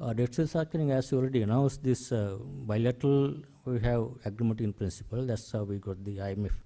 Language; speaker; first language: English; non-native, local second language; Sinhala